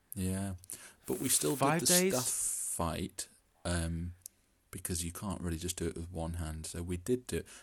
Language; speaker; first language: English; native; English